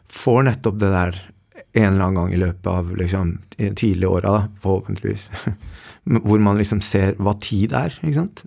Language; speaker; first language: Norwegian; early bilingual, other home language; Spanish